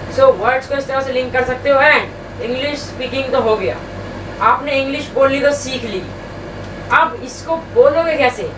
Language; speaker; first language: Hindi; native; Hindi